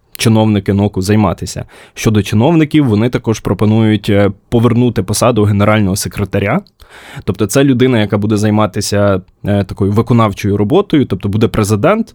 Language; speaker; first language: Ukrainian; native; Ukrainian